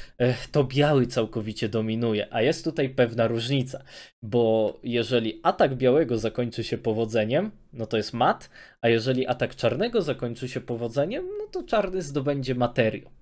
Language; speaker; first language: Polish; native; Polish